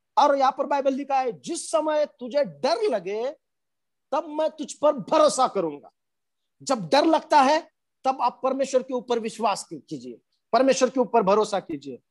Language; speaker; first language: Hindi; non-native, local second language; Marathi